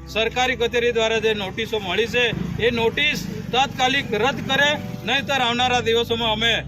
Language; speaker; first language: Gujarati; native; Gujarati